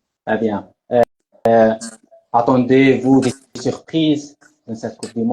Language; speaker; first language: French; non-native, learner; Arabic